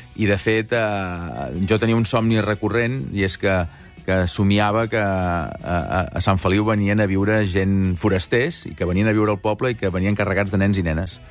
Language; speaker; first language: Catalan; native; Catalan